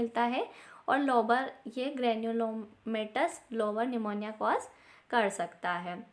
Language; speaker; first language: Hindi; native; Hindi